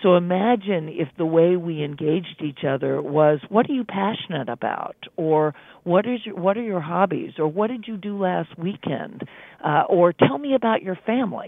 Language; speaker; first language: English; native; English